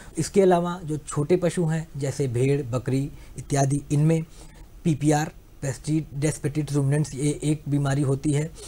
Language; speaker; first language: Hindi; native; Hindi